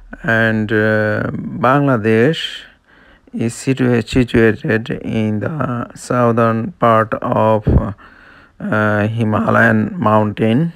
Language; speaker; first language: English; non-native, local second language; Bangla